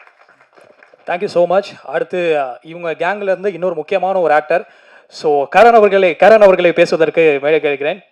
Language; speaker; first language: Tamil; native; Tamil